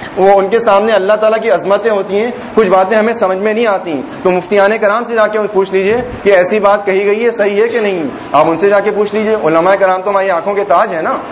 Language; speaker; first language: Urdu; native; Urdu